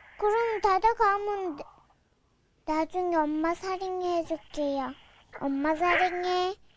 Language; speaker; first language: Korean; early bilingual, other home language; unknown